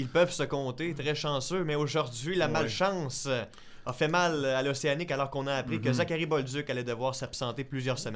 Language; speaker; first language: French; native; French